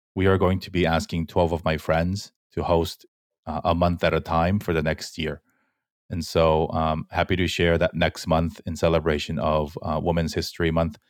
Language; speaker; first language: English; early bilingual, other home language; Korean